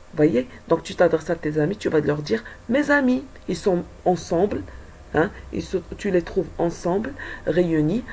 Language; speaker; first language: French; non-native, local second language; Arabic